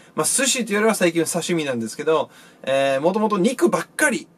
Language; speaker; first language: Japanese; non-native, fluent; English